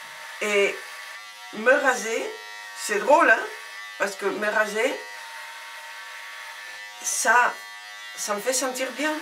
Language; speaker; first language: French; non-native, fluent; Spanish